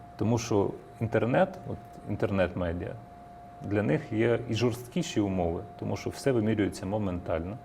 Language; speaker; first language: Ukrainian; native; Ukrainian